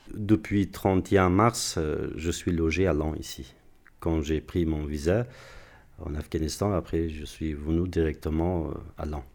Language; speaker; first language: French; non-native, fluent; Persian